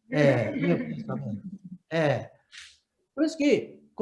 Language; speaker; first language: Portuguese; non-native, learner; Japanese